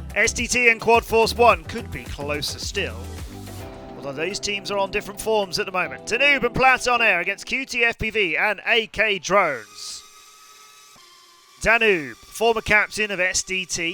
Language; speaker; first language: English; native; English